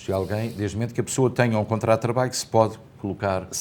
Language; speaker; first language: Portuguese; native; Portuguese